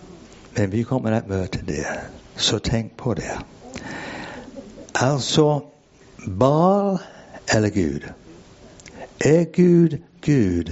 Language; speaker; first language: Swedish; non-native, fluent; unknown